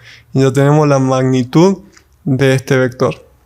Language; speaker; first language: Spanish; native; Spanish